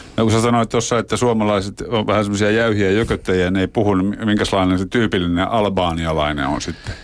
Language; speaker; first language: Finnish; native; Finnish